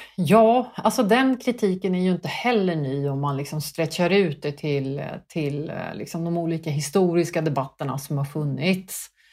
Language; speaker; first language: Swedish; early bilingual, other home language; Kurdish